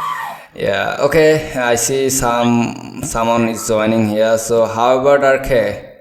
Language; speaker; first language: English; non-native, learner; Bangla